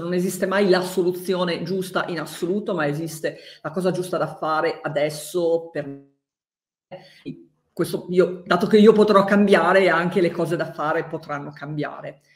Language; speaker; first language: Italian; native; Italian